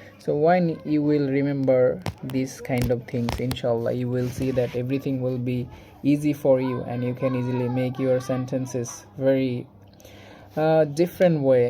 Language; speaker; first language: English; non-native, local second language; Bangla